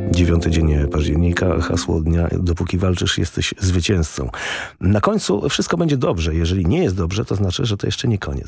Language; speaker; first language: Polish; native; Polish